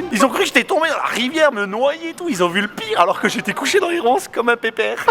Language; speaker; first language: French; native; French